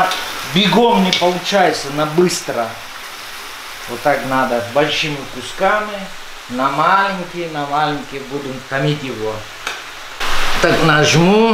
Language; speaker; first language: Russian; non-native, fluent; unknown